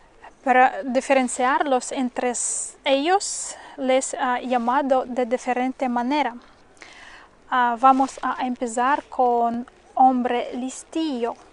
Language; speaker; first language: Spanish; non-native, fluent; Russian